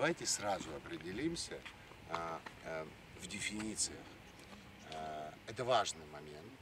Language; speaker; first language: Russian; native; Russian